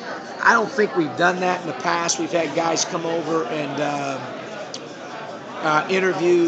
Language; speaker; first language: English; native; English